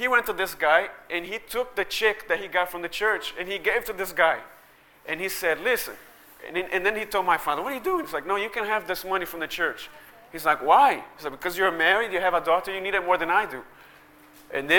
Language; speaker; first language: English; early bilingual, other home language; Portuguese